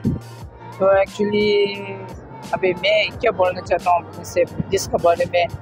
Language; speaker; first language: Hindi; non-native, local second language; Tibetan